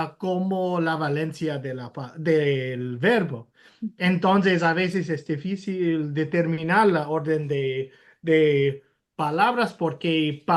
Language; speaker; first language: Spanish; non-native, learner; English